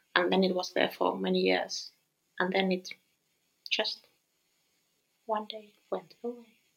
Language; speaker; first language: English; non-native, fluent; Finnish